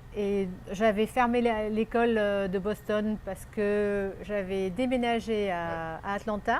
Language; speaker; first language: French; non-native, local second language; Arabic